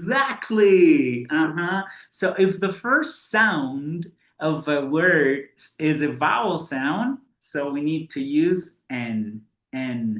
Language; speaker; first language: English; non-native, fluent; Spanish